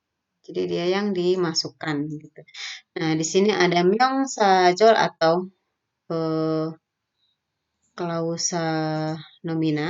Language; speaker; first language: Indonesian; native; Indonesian